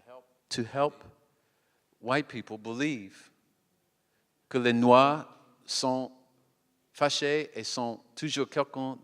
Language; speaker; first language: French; non-native, learner; English